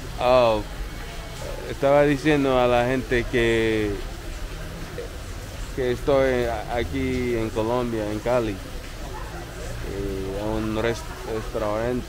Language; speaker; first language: Spanish; non-native, learner; English